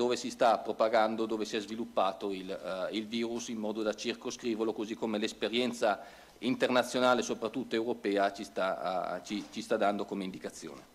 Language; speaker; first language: Italian; native; Italian